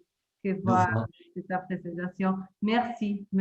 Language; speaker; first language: French; non-native, learner; Portuguese